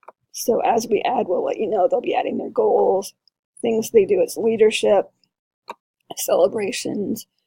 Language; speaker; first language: English; native; English